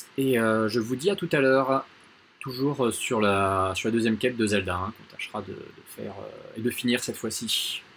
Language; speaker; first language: French; native; French